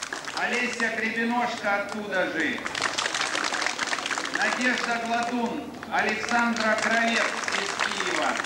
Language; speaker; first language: Russian; native; Russian